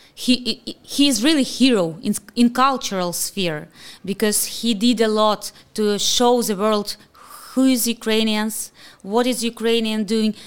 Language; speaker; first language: English; non-native, fluent; Ukrainian